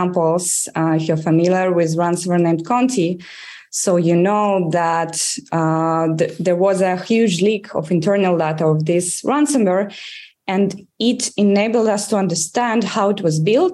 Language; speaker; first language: English; non-native, fluent; Russian